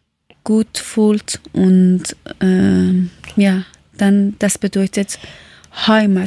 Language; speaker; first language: German; non-native, learner; Persian